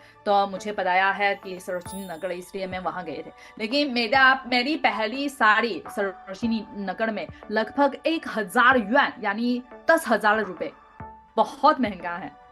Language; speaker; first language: Hindi; non-native, learner; Chinese